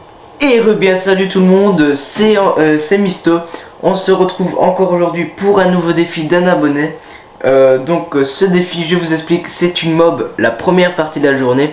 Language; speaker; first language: French; native; French